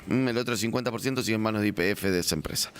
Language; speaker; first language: Spanish; native; Spanish